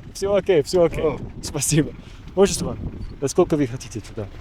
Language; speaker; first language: Russian; non-native, fluent; English